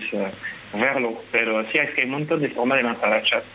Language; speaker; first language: Spanish; non-native, fluent; French